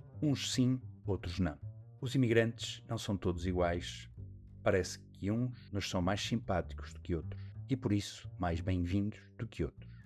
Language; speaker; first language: Portuguese; native; Portuguese